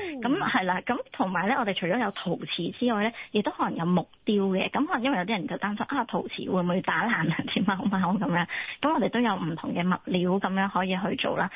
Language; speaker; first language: Chinese; non-native, local second language; Cantonese